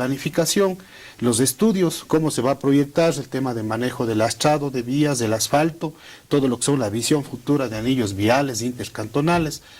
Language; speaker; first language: Spanish; native; Spanish